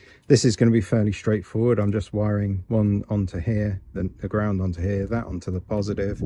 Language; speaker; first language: English; native; English